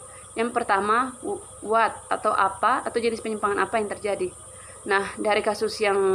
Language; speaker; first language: Indonesian; native; Indonesian